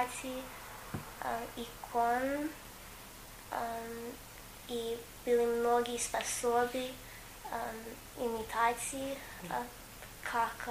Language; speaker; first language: Russian; non-native, fluent; English